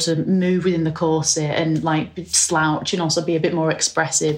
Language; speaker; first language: English; native; English